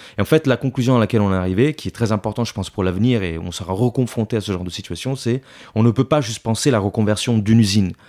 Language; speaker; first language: French; non-native, fluent; Italian